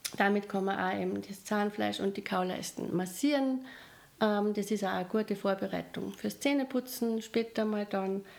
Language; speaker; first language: German; native; German